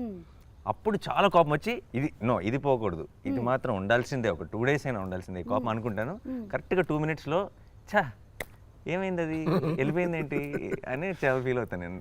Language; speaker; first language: Telugu; native; Telugu